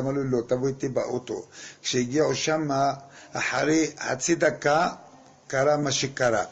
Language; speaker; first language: Hebrew; non-native, fluent; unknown